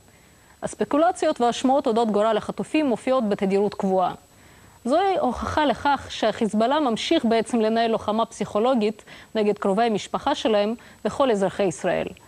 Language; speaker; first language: Hebrew; non-native, local second language; Russian